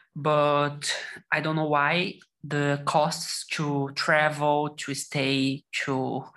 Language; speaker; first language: English; non-native, learner; Portuguese